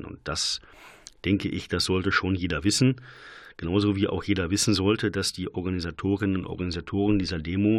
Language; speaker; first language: German; native; German